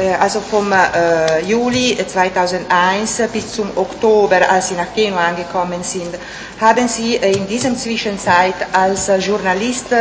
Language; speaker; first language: German; non-native, fluent; Italian